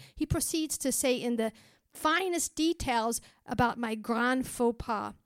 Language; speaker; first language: English; native; English